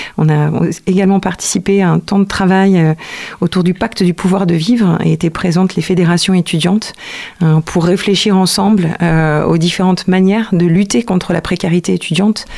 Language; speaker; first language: French; native; French